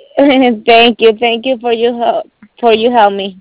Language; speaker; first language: English; non-native, learner; Spanish